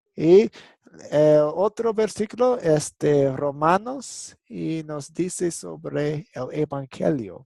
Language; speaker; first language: Spanish; non-native, fluent; English